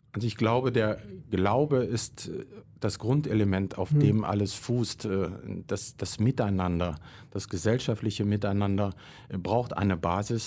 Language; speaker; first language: German; native; German